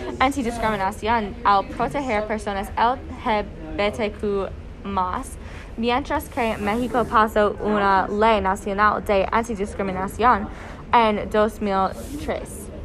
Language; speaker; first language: Spanish; non-native, learner; English